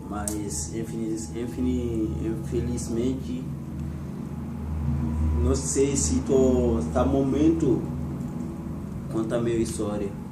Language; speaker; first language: Portuguese; non-native, learner; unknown